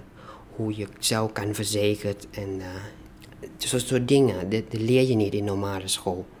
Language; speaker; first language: Dutch; non-native, learner; Thai